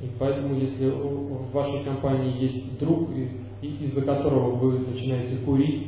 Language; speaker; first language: Russian; native; Russian